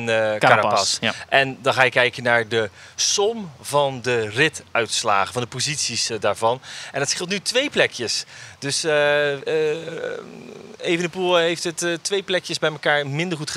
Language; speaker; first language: Dutch; native; Dutch